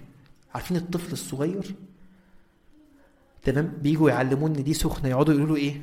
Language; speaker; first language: Arabic; native; Arabic